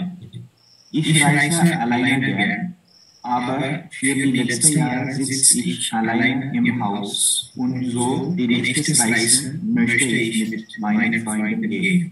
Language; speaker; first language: German; non-native, learner; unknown